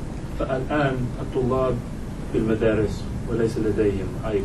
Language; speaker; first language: Arabic; non-native, learner; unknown